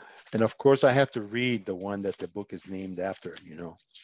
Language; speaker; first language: English; non-native, fluent; Spanish